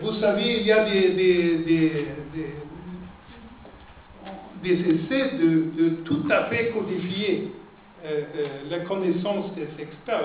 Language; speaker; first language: French; non-native, fluent; Swedish